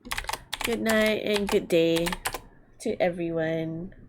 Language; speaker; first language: English; non-native, learner; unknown